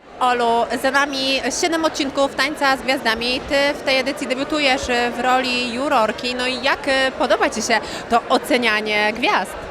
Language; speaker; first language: Polish; native; Polish